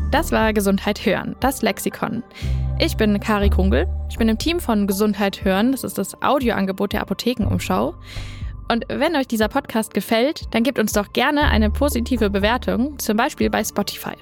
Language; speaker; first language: German; native; German